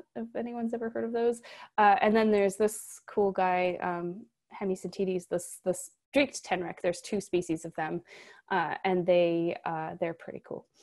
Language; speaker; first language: English; native; English